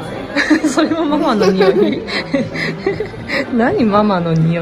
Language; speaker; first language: Japanese; native; Japanese